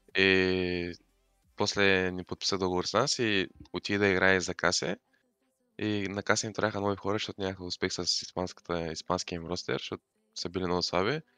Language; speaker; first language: Bulgarian; non-native, local second language; Turkish